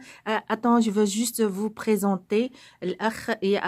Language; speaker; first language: French; non-native, local second language; Arabic